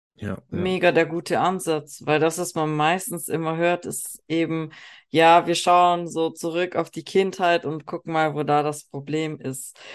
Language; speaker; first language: German; native; German